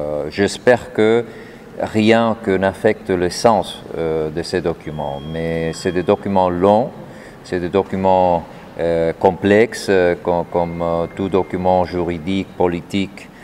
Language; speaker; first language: French; non-native, fluent; Spanish